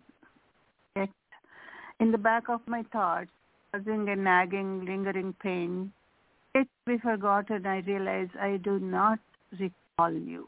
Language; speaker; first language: English; non-native, local second language; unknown